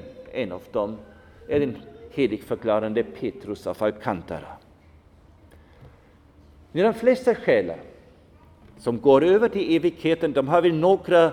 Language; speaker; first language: Swedish; non-native, fluent; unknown